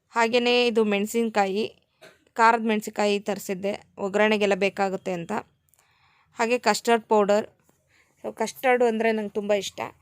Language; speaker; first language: Kannada; native; Kannada